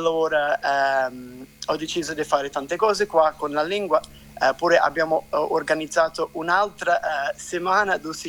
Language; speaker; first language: Italian; non-native, fluent; English